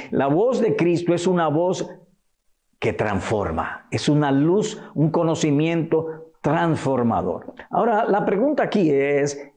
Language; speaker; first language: Spanish; native; Spanish